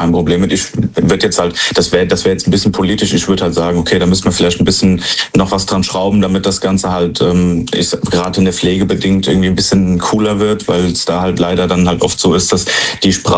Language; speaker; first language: German; native; German